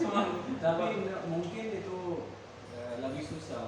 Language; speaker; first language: Indonesian; non-native, learner; Urdu